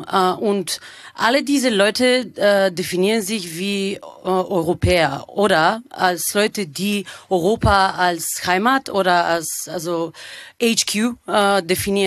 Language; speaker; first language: German; non-native, fluent; Bulgarian